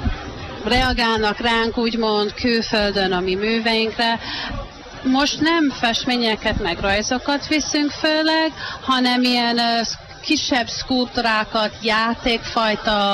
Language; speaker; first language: Hungarian; early bilingual, heritage; Hungarian